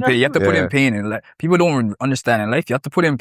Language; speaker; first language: English; native; English